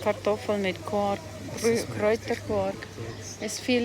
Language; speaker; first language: German; non-native, learner; Cebuano